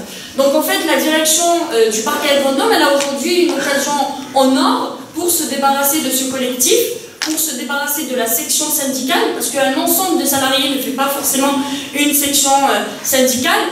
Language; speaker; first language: French; native; French